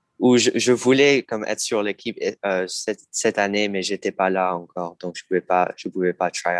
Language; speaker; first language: French; non-native, fluent; English